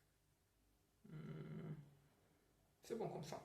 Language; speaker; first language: French; non-native, learner; Portuguese